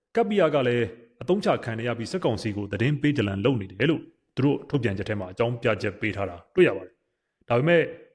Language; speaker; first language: Burmese; native; Burmese